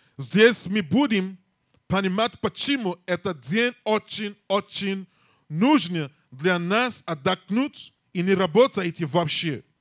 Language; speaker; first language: Russian; non-native, learner; English